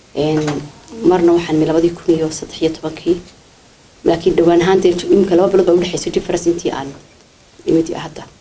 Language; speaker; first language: Somali; native; Somali